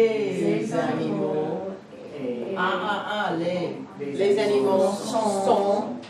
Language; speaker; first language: French; non-native, fluent; English